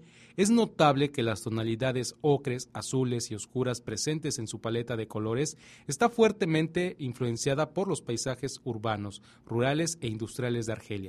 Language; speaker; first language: Spanish; native; Spanish